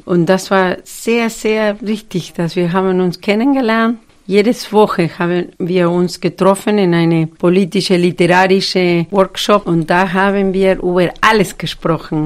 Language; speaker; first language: German; non-native, fluent; Spanish